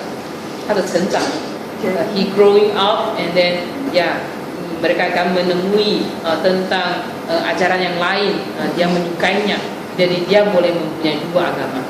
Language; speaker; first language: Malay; non-native, fluent; Chinese